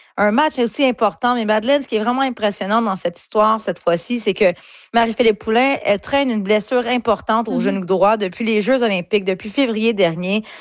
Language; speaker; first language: French; native; French